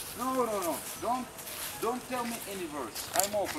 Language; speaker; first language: English; non-native, learner; Russian